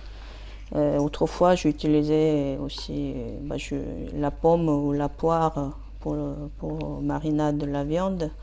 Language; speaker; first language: French; non-native, fluent; Korean